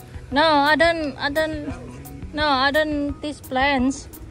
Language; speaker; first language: English; non-native, learner; Indonesian